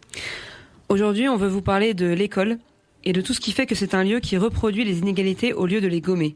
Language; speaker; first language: French; native; French